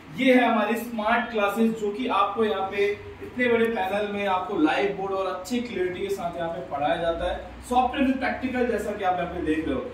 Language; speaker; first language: Hindi; native; Hindi